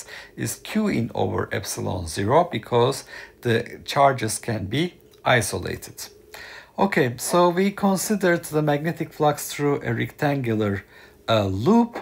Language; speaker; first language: English; non-native, fluent; Turkish